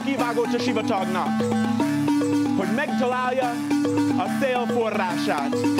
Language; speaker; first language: Hungarian; non-native, fluent; English